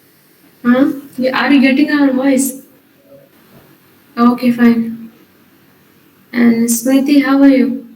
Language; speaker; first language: English; non-native, local second language; Hindi